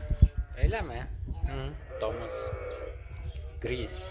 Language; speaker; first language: Turkish; native; Turkish